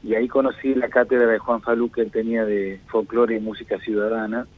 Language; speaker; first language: Spanish; native; Spanish